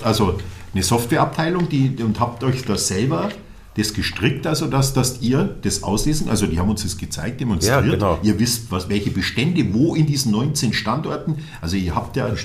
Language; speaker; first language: German; native; German